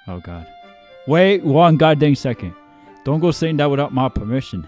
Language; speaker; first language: English; native; English